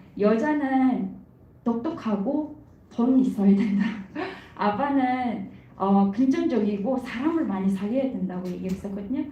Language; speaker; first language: Korean; non-native, fluent; Mongolian